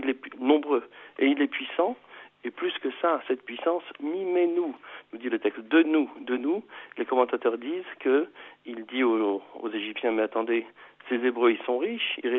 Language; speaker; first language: French; native; French